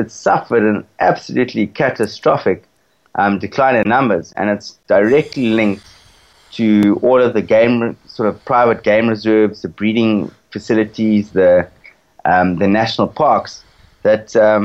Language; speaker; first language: English; native; English